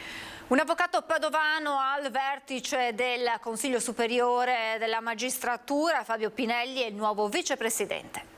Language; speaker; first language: Italian; native; Italian